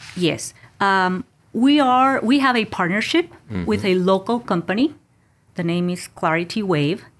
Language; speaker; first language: English; non-native, fluent; Spanish